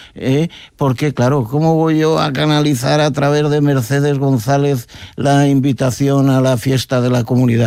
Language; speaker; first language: Spanish; native; Spanish